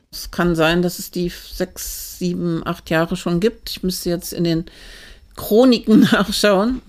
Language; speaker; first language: German; native; German